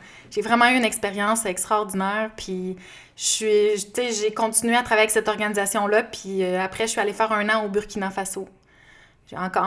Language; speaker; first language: French; native; French